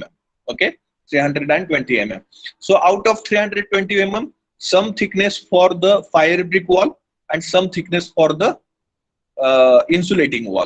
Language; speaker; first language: English; non-native, local second language; Hindi